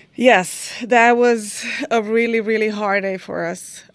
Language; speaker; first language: English; non-native, fluent; Romanian